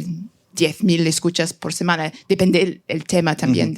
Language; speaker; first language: Spanish; non-native, fluent; French